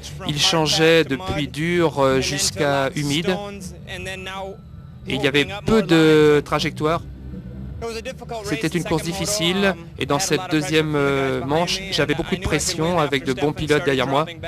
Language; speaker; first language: French; native; French